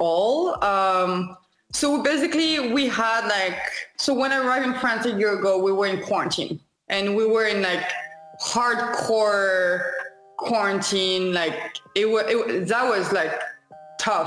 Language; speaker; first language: English; non-native, fluent; French